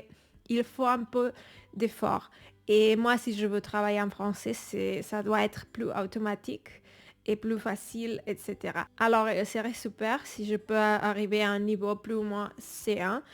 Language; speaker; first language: French; non-native, fluent; Spanish